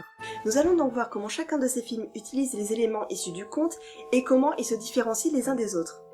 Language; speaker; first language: French; native; French